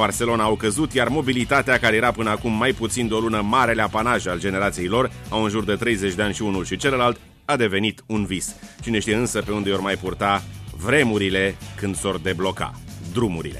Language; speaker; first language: Romanian; native; Romanian